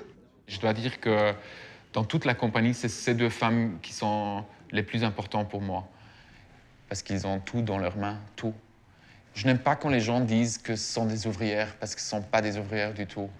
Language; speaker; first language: French; non-native, fluent; Dutch